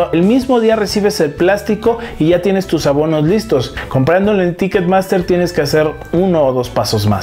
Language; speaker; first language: Spanish; native; Spanish